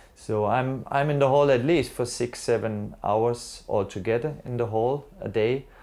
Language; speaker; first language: English; non-native, fluent; German